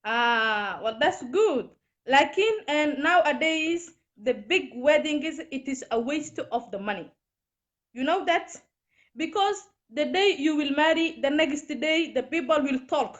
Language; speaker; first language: English; non-native, learner; Somali